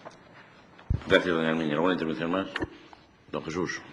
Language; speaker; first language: Spanish; native; Spanish